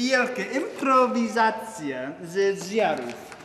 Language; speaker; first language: Polish; non-native, learner; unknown